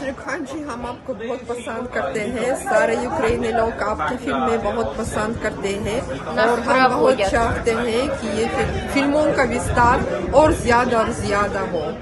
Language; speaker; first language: Hindi; non-native, fluent; Ukrainian